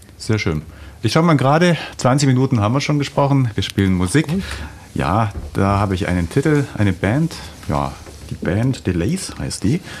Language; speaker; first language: German; native; German